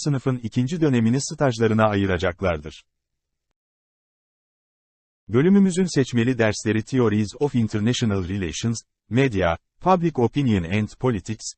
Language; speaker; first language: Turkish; native; Turkish